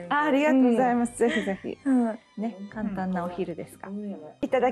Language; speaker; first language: Japanese; native; Japanese